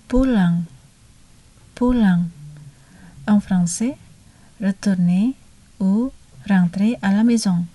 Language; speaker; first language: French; non-native, fluent; Indonesian